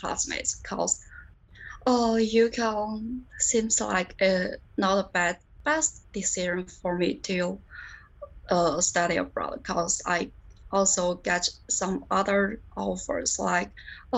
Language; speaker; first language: English; non-native, learner; Chinese